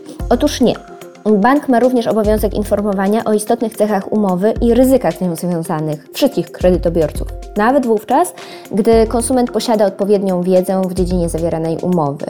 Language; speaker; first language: Polish; native; Polish